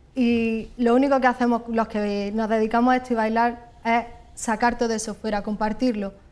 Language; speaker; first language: Spanish; native; Spanish